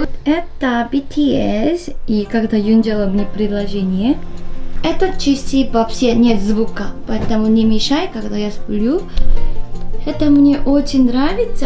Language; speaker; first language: Russian; non-native, learner; Korean